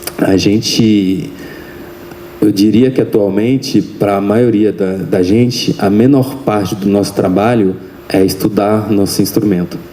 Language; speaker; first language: Portuguese; non-native, fluent; French